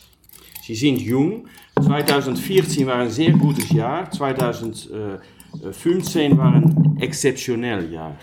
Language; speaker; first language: German; non-native, learner; Dutch